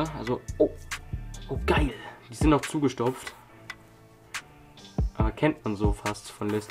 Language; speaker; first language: German; native; German